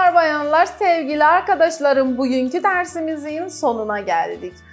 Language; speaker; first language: Turkish; non-native, fluent; Persian